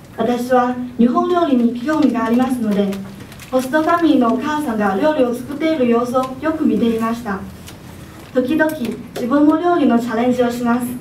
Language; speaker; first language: Japanese; non-native, fluent; Chinese